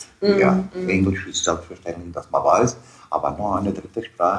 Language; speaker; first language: German; non-native, fluent; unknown